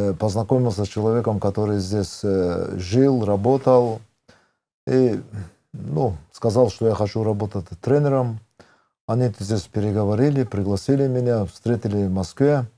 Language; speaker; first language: Russian; non-native, local second language; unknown